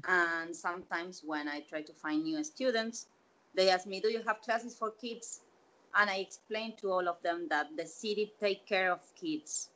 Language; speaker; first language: English; non-native, fluent; Spanish